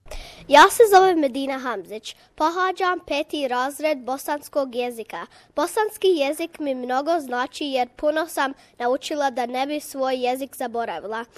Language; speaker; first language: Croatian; early bilingual, heritage; Bosnian